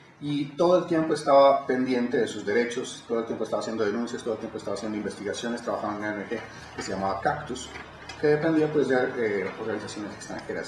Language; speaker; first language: Spanish; native; Spanish